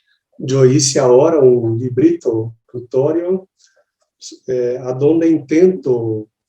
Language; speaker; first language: Spanish; non-native, learner; Portuguese